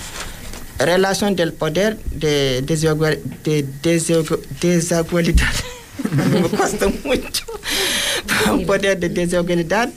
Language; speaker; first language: Spanish; non-native, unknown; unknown